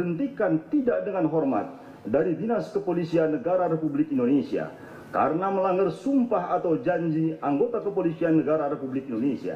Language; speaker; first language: Indonesian; native; Indonesian